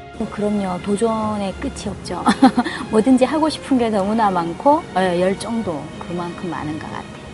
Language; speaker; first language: Korean; native; Korean